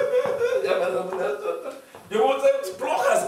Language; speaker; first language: Russian; non-native, fluent; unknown